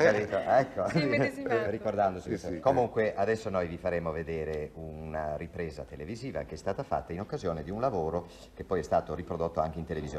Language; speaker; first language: Italian; native; Italian